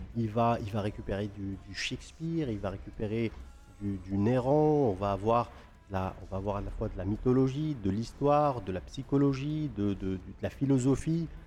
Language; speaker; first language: French; non-native, local second language; Arabic